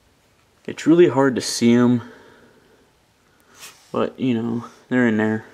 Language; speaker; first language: English; native; English